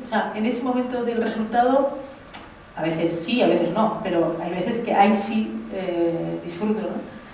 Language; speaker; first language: Spanish; non-native, local second language; Basque